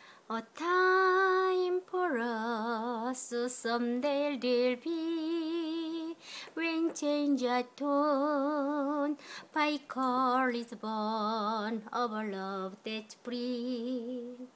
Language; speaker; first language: English; non-native, learner; Korean